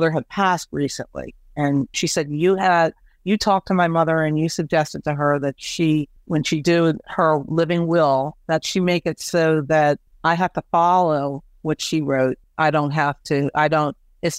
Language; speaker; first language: English; native; English